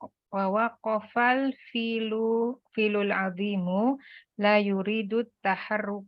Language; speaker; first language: Arabic; non-native, learner; Indonesian